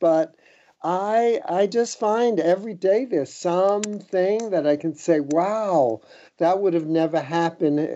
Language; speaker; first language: English; native; English